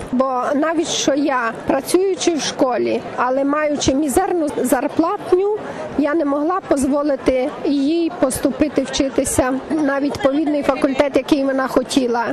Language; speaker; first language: Ukrainian; native; Ukrainian